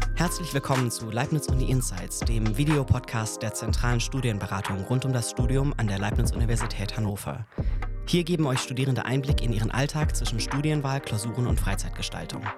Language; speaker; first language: German; native; German